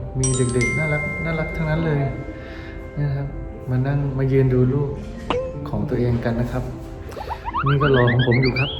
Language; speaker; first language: Thai; native; Thai